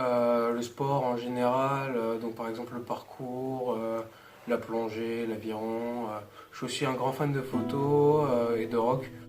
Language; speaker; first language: French; native; French